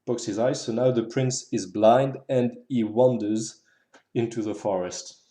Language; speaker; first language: English; non-native, fluent; French